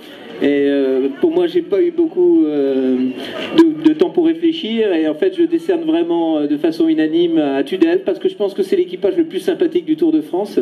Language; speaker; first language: French; native; French